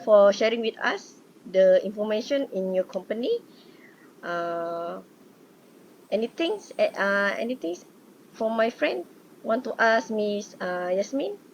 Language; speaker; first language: English; non-native, local second language; Malay